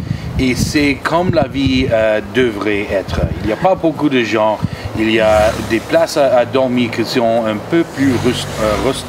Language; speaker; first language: French; non-native, local second language; English